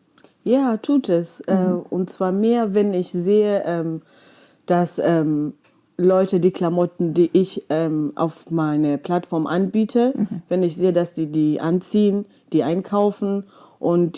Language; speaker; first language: German; early bilingual, other home language; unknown